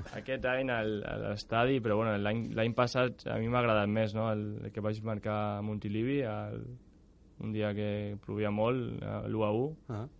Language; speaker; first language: Catalan; non-native, local second language; Spanish